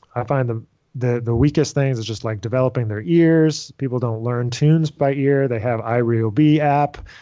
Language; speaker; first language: English; native; English